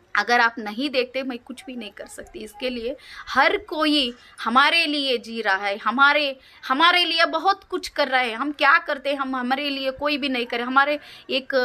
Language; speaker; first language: Hindi; non-native, local second language; Kannada